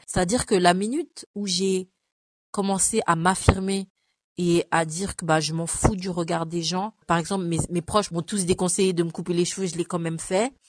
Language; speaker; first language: French; early bilingual, other home language; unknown